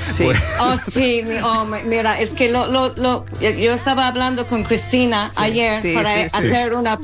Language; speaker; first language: Spanish; non-native, fluent; English